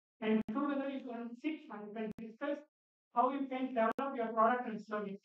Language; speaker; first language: English; non-native, local second language; Tamil